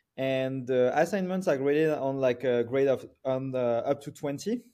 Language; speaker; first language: English; non-native, fluent; French